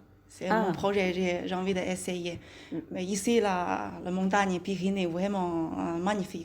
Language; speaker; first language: French; non-native, learner; Chinese